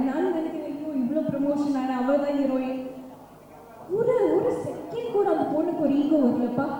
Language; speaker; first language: Tamil; non-native, learner; Malayalam